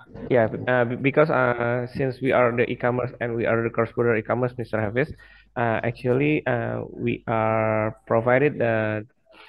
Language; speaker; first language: English; non-native, fluent; Indonesian